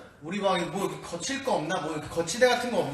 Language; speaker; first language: Korean; native; Korean